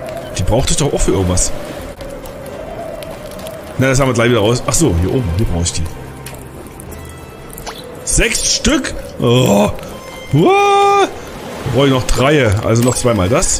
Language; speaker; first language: German; native; German